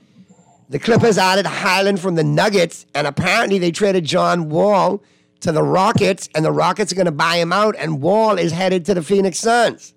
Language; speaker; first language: English; native; English